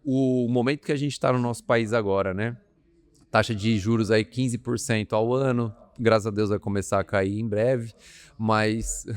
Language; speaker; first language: Portuguese; native; Portuguese